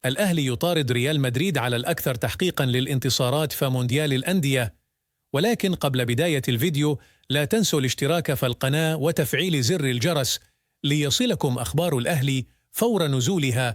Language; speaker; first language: Arabic; native; Arabic